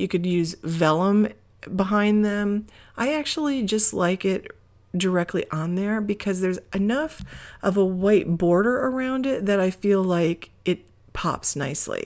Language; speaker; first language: English; native; English